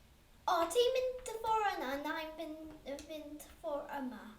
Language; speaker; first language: Welsh; non-native, local second language; English